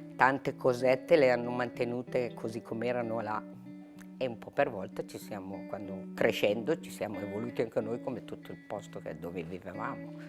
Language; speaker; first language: Italian; non-native, local second language; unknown